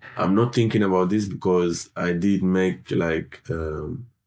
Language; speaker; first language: English; non-native, fluent; French